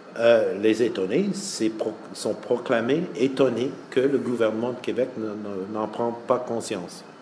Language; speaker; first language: French; non-native, fluent; English